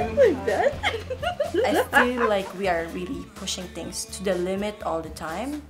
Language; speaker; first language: English; non-native, local second language; Filipino